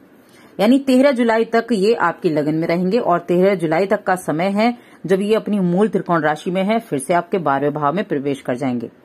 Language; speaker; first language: Hindi; native; Hindi